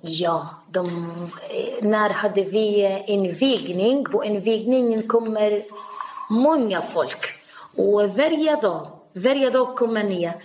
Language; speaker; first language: Swedish; non-native, learner; Arabic